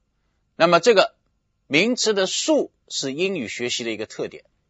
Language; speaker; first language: Chinese; native; Chinese